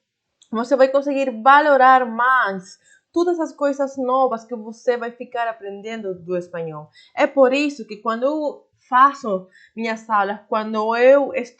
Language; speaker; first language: Portuguese; non-native, fluent; Spanish